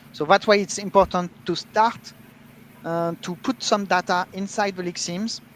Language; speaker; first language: English; non-native, fluent; French